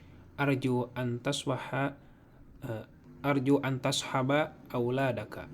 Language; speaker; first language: Arabic; non-native, learner; Indonesian